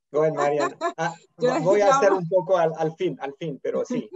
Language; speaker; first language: Spanish; non-native, learner; English